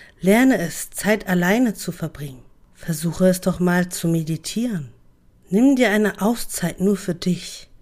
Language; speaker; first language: German; native; German